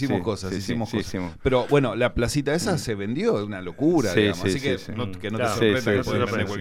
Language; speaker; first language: Spanish; native; Spanish